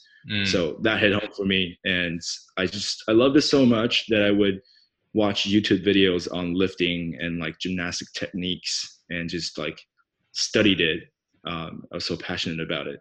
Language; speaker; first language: English; non-native, fluent; Chinese